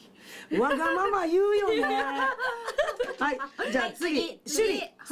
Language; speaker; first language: Japanese; native; Japanese